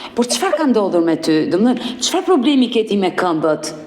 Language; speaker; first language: Albanian; native; Albanian